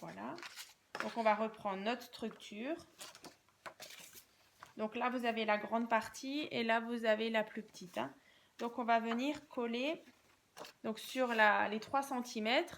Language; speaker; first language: French; native; French